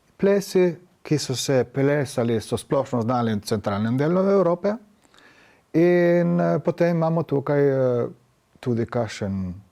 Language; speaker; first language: Slovenian; native; Slovenian